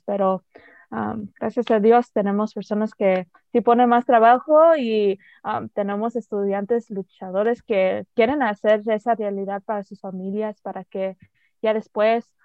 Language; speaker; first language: Spanish; early bilingual, heritage; Spanish